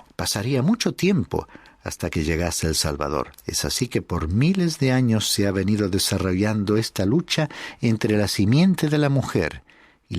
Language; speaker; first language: Spanish; native; Spanish